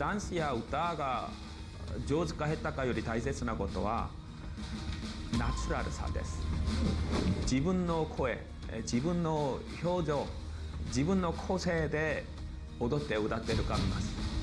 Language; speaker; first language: Japanese; non-native, learner; Korean